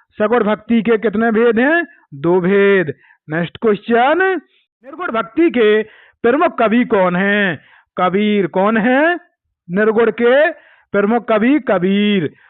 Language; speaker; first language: Hindi; native; Hindi